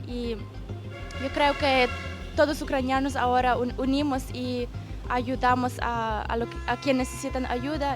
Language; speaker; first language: Spanish; non-native, fluent; Ukrainian